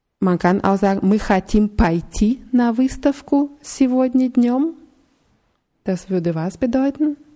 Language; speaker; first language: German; non-native, fluent; Russian